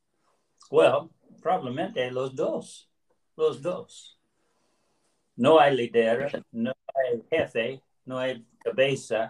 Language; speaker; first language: Spanish; non-native, learner; English